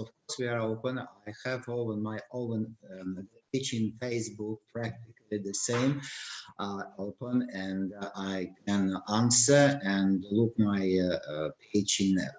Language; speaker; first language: English; non-native, learner; Russian